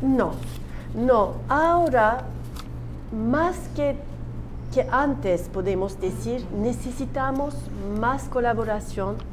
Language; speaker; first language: Spanish; non-native, learner; Turkish